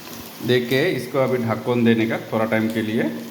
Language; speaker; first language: Hindi; non-native, learner; Bangla